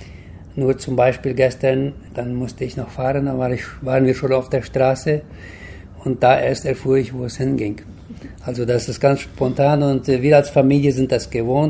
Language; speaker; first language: German; early bilingual, heritage; German